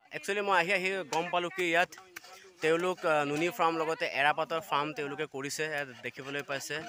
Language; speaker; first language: Assamese; non-native, local second language; Mising